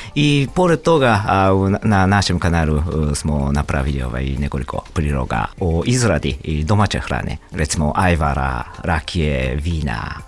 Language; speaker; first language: Serbian; non-native, fluent; Japanese